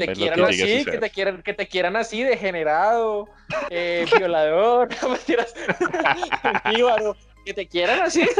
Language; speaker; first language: Spanish; native; Spanish